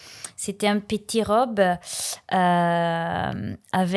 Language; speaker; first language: French; non-native, learner; Italian